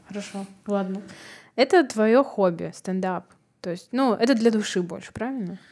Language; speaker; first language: Russian; native; Russian